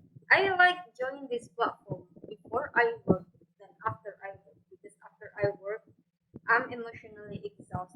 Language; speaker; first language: English; non-native, fluent; Indonesian